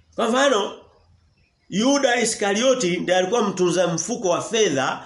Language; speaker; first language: Swahili; native; Swahili